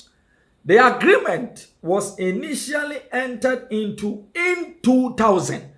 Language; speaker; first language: English; non-native, local second language; Akan